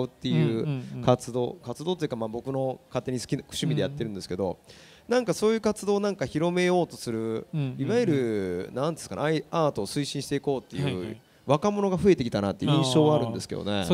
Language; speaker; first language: Japanese; native; Japanese